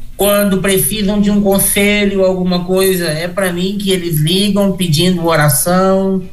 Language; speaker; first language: Portuguese; native; Portuguese